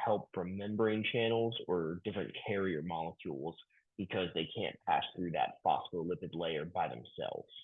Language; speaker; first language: English; native; English